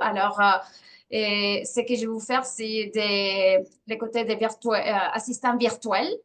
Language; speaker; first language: French; non-native, fluent; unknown